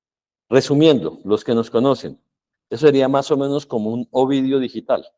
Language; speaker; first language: Spanish; native; Spanish